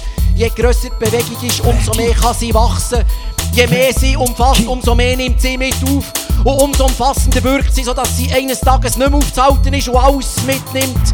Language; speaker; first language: German; native; German